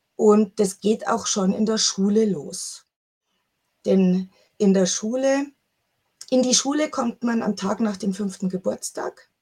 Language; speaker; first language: German; native; German